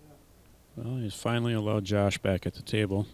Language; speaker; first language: English; native; English